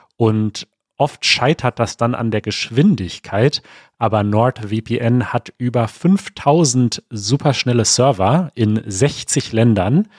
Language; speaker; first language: German; native; German